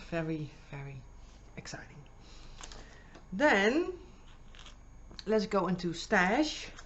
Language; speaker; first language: English; non-native, fluent; Dutch